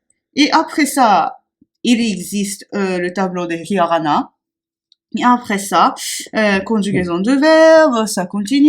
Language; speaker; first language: French; non-native, fluent; Japanese